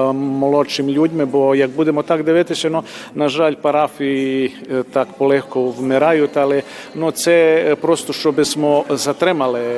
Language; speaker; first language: Ukrainian; early bilingual, heritage; Ukrainian